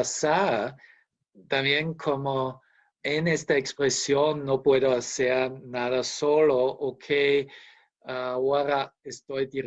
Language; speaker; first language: Spanish; non-native, fluent; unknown